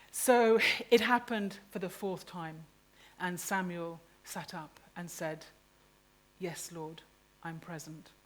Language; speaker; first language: English; native; English